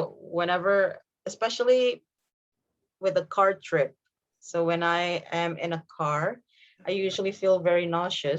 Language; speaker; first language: English; non-native, fluent; Indonesian